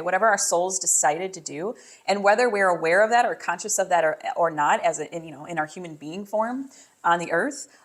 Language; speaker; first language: English; native; English